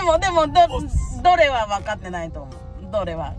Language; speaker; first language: Japanese; native; Japanese